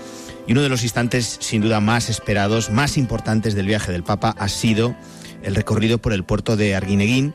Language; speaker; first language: Spanish; native; Spanish